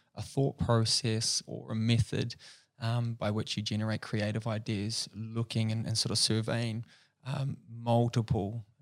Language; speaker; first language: English; native; English